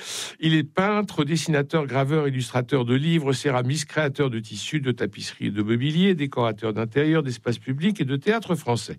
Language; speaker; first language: French; native; French